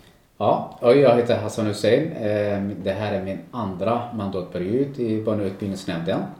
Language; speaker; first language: Swedish; non-native, local second language; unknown